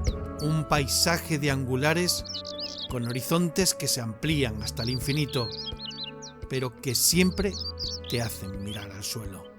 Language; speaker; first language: Spanish; native; Spanish